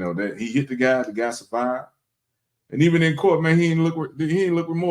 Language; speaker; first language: English; native; English